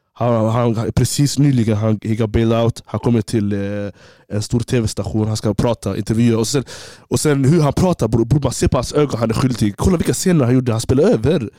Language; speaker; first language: Swedish; early bilingual, other home language; Somali